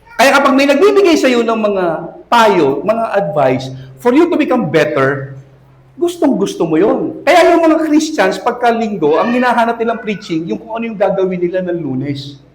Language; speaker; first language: Filipino; native; Filipino